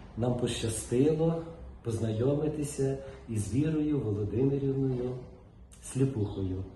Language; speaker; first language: Ukrainian; native; Ukrainian